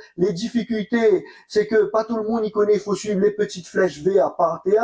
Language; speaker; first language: French; non-native, local second language; Réunion Creole French